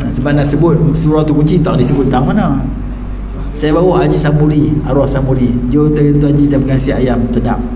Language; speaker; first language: Malay; native; Malay